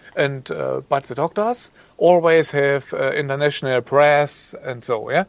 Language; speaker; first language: English; non-native, learner; German